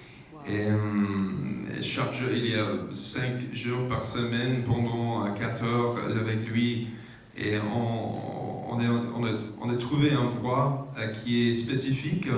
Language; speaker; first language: French; non-native, learner; English